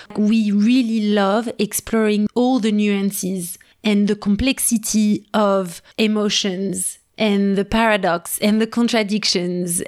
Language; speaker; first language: English; non-native, fluent; French